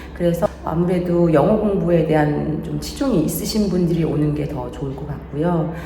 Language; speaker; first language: Korean; native; Korean